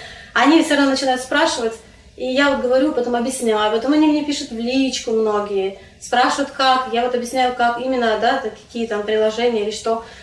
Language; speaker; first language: Russian; non-native, local second language; Crimean Tatar